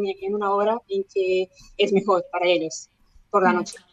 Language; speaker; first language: Spanish; non-native, local second language; Portuguese